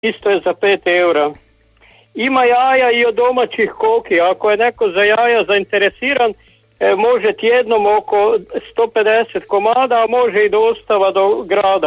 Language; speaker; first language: Croatian; native; Croatian